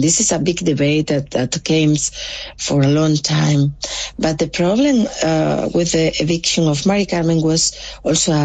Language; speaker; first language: English; non-native, local second language; Spanish